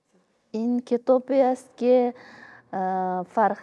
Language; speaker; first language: Persian; non-native, fluent; Kazakh